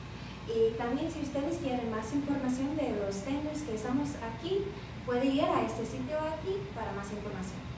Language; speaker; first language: Spanish; non-native, learner; English